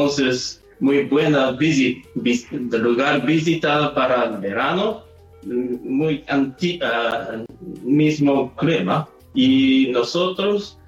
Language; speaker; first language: Spanish; non-native, learner; Japanese